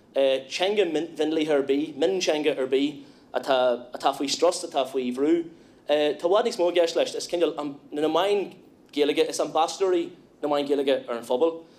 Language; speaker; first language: Irish; non-native, local second language; English